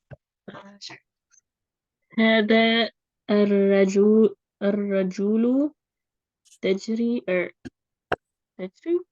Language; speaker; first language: Arabic; non-native, learner; English